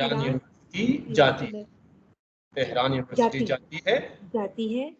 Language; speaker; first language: Urdu; native; Urdu